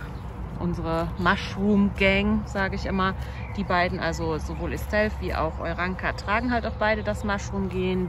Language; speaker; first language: German; native; German